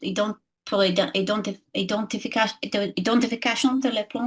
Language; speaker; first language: French; non-native, learner; English